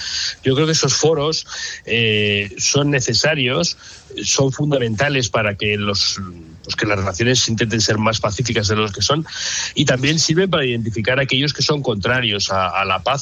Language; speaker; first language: Spanish; native; Spanish